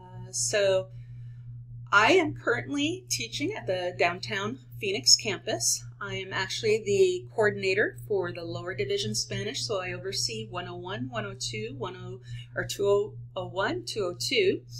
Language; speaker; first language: English; native; English